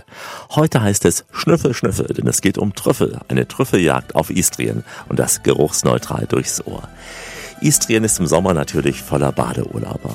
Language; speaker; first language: German; native; German